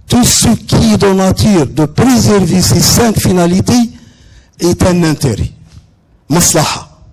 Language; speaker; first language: French; non-native, local second language; Arabic